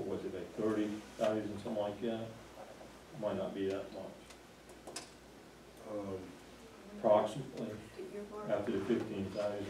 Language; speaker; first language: English; native; English